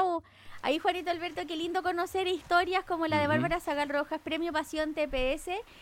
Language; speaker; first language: Spanish; native; Spanish